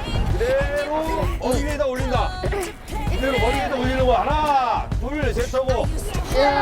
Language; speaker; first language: Korean; native; Korean